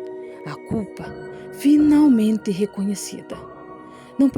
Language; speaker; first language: Portuguese; native; Portuguese